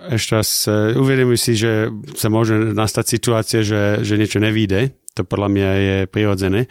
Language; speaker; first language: Slovak; early bilingual, heritage; German